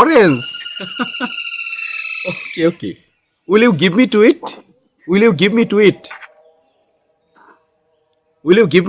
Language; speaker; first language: English; non-native, learner; Bangla